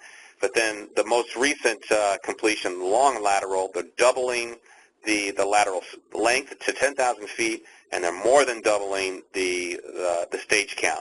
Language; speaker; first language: English; native; English